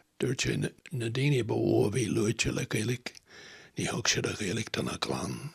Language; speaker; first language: Irish; non-native, local second language; English